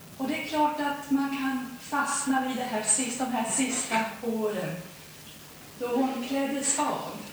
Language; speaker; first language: Swedish; early bilingual, heritage; Swedish